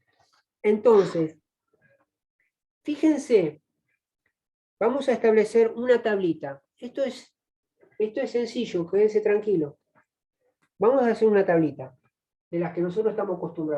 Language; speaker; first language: Spanish; native; Spanish